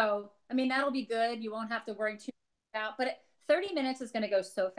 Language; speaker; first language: English; native; English